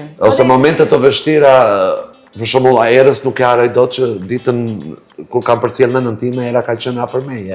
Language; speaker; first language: Albanian; native; Albanian